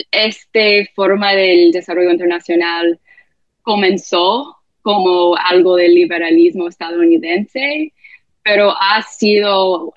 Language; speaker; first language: Spanish; non-native, fluent; English